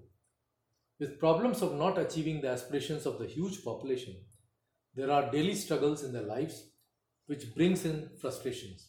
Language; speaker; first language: English; non-native, local second language; Hindi